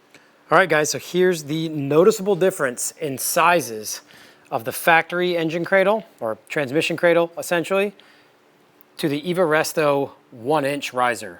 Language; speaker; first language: English; native; English